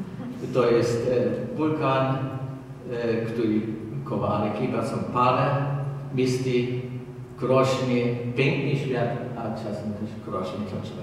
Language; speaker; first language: Polish; non-native, learner; German